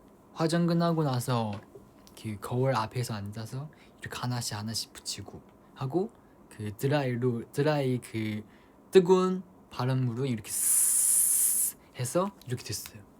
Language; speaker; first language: Korean; non-native, fluent; Chinese